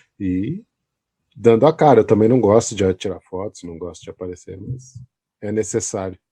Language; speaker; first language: Portuguese; native; Portuguese